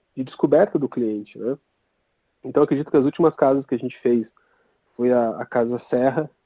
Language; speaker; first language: Portuguese; native; Portuguese